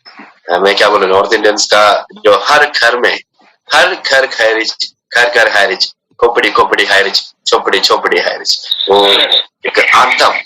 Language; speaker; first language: Hindi; non-native, local second language; Malayalam